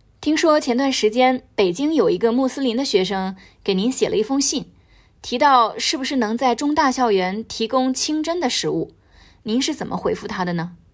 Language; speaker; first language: Chinese; native; Chinese